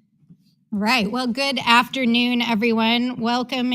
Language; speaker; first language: English; native; English